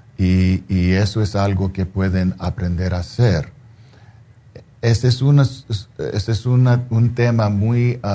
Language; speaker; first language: Spanish; non-native, fluent; English